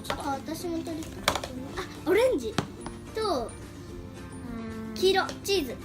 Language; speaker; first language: Japanese; early bilingual, heritage; Japanese